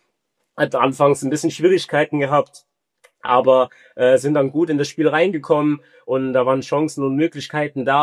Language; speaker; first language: German; early bilingual, other home language; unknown